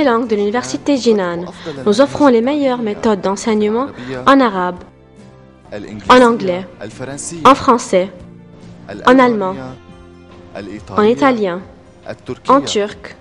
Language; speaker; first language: French; non-native, local second language; Arabic